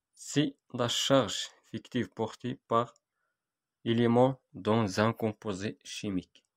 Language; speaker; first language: French; non-native, local second language; Arabic